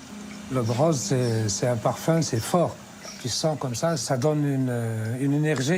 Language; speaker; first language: French; non-native, local second language; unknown